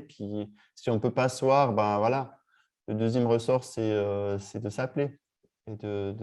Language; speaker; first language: French; native; French